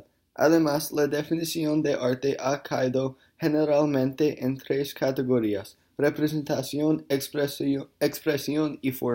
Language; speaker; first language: Spanish; non-native, learner; English